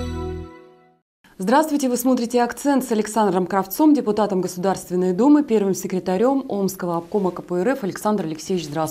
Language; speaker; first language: Russian; native; Russian